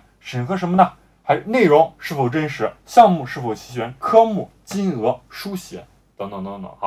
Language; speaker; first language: Chinese; native; Chinese